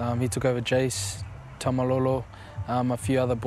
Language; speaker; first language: English; native; English